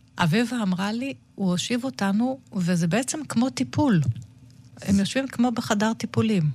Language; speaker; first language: Hebrew; native; Hebrew